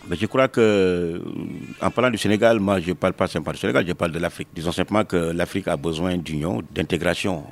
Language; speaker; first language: French; non-native, local second language; Wolof